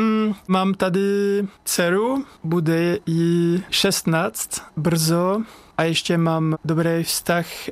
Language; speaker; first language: Czech; non-native, learner; French